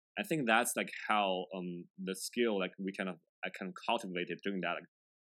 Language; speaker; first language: English; non-native, fluent; Chinese